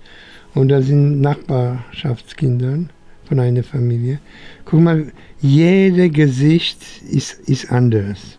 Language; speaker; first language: German; non-native, fluent; Polish